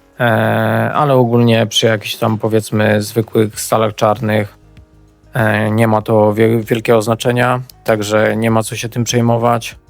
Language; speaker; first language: Polish; native; Polish